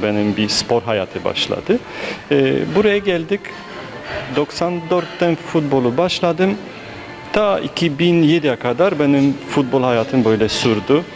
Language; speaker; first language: Turkish; non-native, fluent; Polish